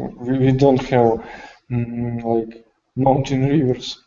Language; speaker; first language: English; non-native, learner; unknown